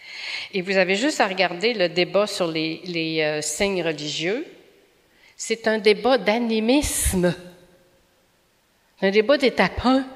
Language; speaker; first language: French; native; French